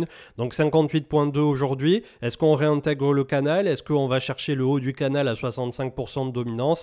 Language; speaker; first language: French; native; French